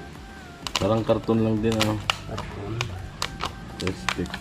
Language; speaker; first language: Filipino; native; Filipino